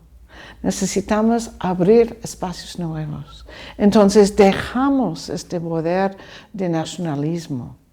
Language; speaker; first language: Spanish; non-native, learner; English